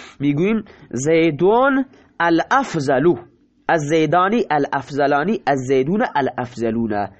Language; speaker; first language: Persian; non-native, local second language; Baluchi